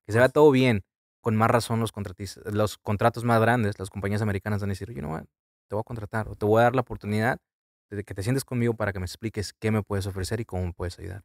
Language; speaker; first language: Spanish; early bilingual, heritage; Spanish